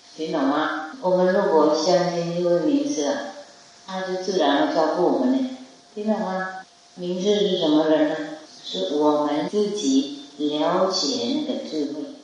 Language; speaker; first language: Chinese; non-native, fluent; Vietnamese